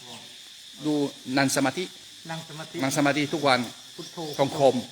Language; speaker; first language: Thai; non-native, learner; French